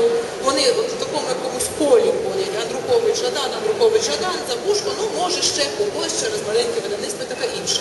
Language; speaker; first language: Ukrainian; native; Ukrainian